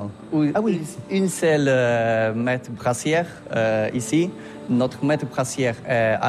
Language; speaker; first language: French; non-native, learner; Polish